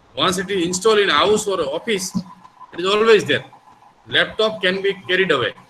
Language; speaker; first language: English; non-native, local second language; Gujarati